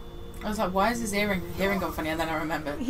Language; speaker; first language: English; native; English